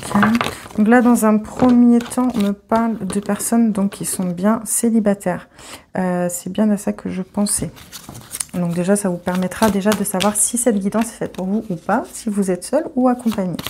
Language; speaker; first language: French; native; French